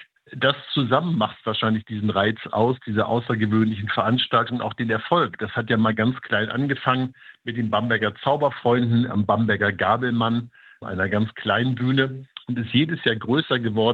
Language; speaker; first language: German; native; German